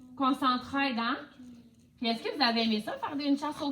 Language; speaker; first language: French; native; French